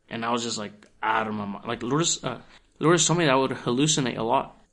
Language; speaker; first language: English; early bilingual, other home language; Spanish